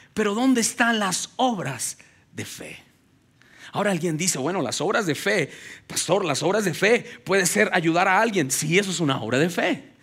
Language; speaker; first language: Spanish; native; Spanish